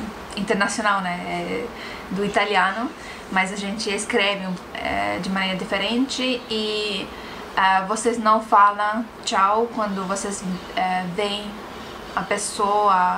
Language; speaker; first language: Portuguese; non-native, fluent; Estonian